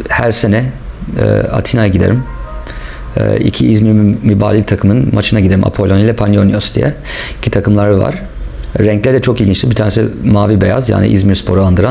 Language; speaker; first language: Turkish; non-native, local second language; English